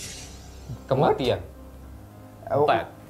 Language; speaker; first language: English; non-native, learner; Indonesian